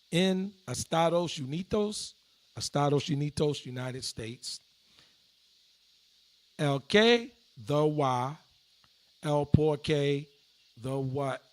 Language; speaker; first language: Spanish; non-native, learner; English